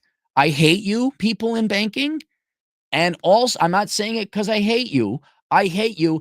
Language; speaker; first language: English; native; English